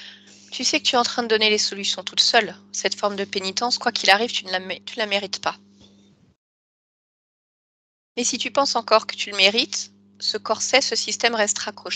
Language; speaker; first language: French; native; French